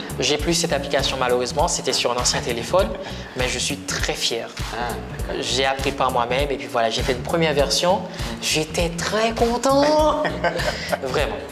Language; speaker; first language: French; non-native, local second language; Haitian Creole